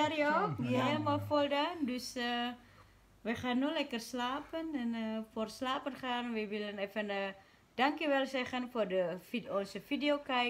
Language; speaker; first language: Dutch; non-native, learner; Indonesian